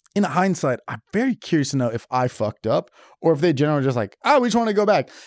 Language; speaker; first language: English; native; English